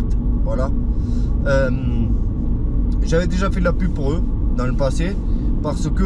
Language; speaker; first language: French; native; French